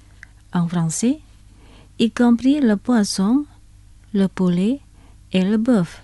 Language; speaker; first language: French; non-native, fluent; Indonesian